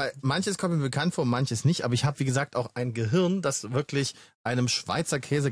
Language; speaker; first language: German; native; German